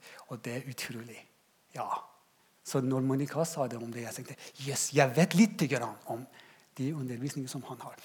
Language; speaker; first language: Swedish; non-native, learner; Persian